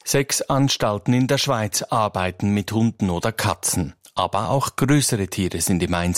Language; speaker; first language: German; native; German